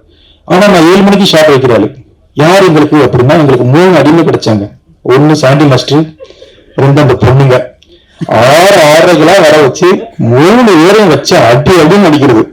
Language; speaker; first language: Tamil; native; Tamil